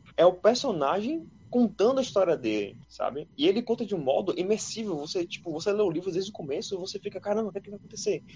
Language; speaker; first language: Portuguese; native; Portuguese